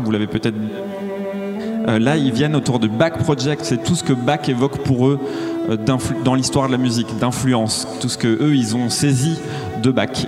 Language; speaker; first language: French; native; French